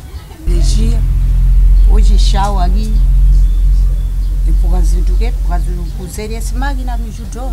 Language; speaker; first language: Portuguese; non-native, learner; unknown